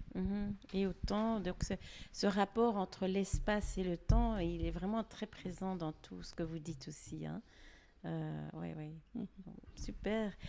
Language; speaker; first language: French; native; French